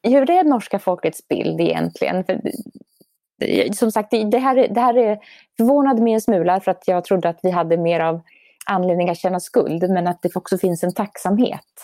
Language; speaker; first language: Swedish; native; Swedish